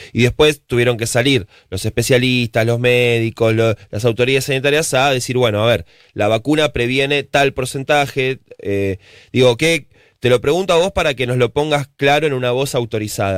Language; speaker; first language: Spanish; native; Spanish